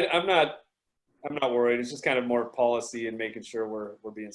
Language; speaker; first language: English; native; English